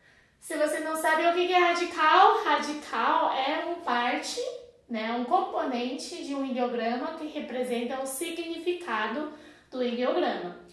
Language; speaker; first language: Portuguese; non-native, fluent; Chinese